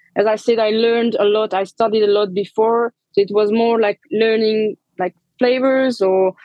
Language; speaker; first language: English; non-native, fluent; Romanian